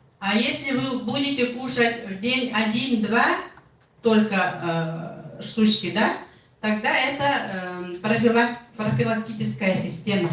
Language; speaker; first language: Russian; non-native, local second language; Yakut